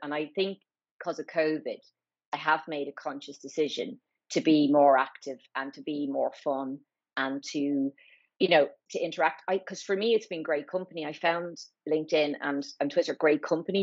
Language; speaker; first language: English; native; English